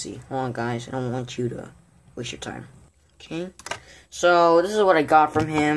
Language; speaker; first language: English; native; English